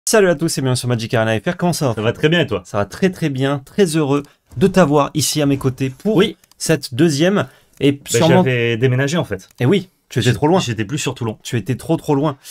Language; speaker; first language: French; native; French